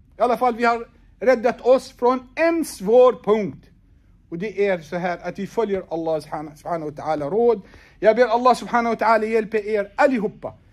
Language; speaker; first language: Swedish; non-native, fluent; Arabic